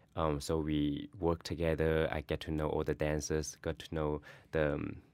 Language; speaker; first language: English; non-native, learner; Chinese